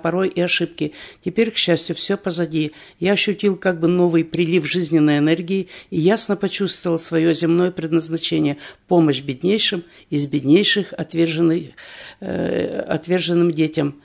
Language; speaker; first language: Russian; native; Russian